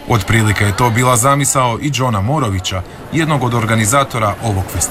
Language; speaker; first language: Serbian; native; Serbian